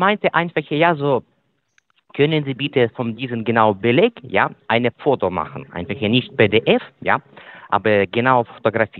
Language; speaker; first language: German; non-native, fluent; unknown